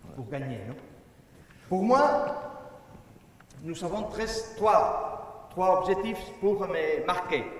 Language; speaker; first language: French; non-native, learner; Spanish